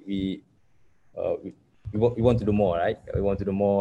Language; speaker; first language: English; non-native, local second language; Malay